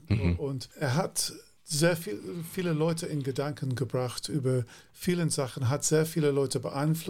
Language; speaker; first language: German; non-native, fluent; English